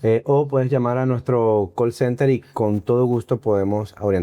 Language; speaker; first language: Spanish; native; Spanish